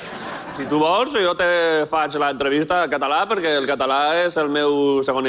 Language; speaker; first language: Catalan; non-native, local second language; Spanish